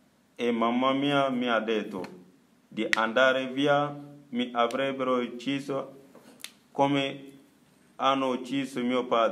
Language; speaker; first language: Italian; non-native, learner; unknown